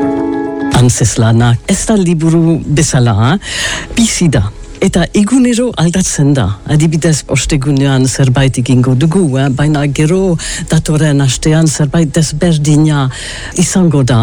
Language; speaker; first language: Basque; early bilingual, heritage; English